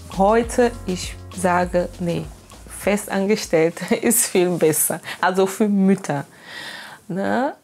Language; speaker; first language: German; non-native, fluent; Portuguese